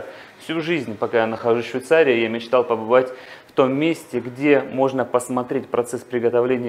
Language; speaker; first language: Russian; native; Russian